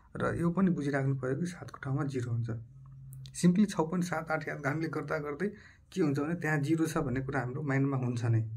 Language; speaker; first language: Nepali; non-native, local second language; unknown